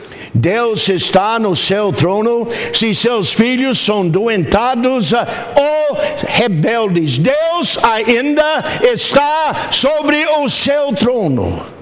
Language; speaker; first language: Portuguese; non-native, fluent; English